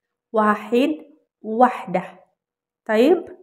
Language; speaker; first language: Arabic; non-native, fluent; Indonesian